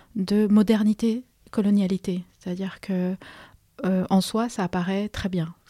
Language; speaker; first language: French; non-native, fluent; Spanish